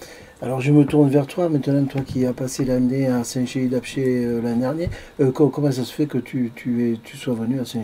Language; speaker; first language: French; native; French